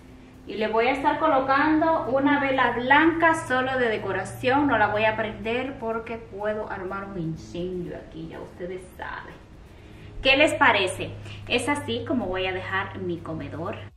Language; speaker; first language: Spanish; native; Spanish